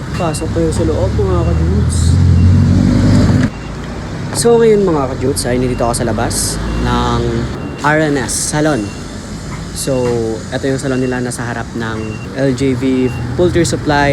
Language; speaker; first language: Filipino; non-native, local second language; Hiligaynon